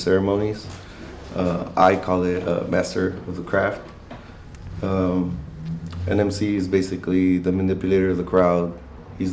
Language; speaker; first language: English; early bilingual, other home language; Spanish